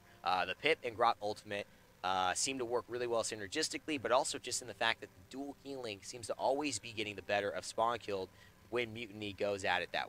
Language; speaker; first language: English; native; English